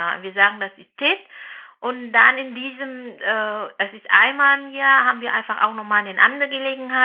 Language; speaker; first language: German; non-native, fluent; Vietnamese